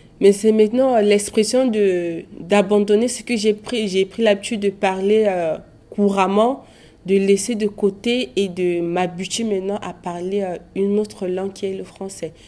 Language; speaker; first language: French; non-native, local second language; Sango